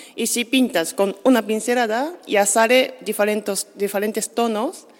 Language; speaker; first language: Spanish; non-native, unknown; Japanese